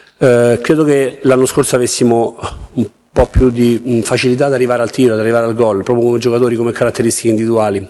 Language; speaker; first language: Italian; native; Italian